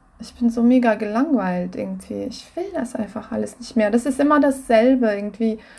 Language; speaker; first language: German; non-native, fluent; Russian